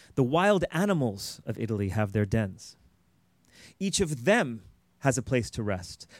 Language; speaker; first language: English; native; English